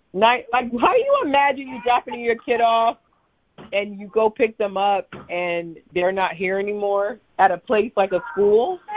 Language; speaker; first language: English; early bilingual, other home language; Krio